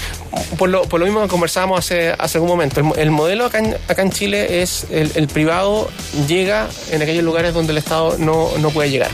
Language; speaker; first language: Spanish; native; Spanish